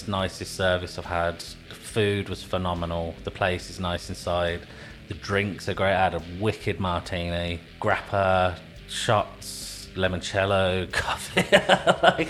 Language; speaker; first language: English; native; English